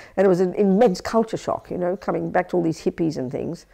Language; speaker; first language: English; native; English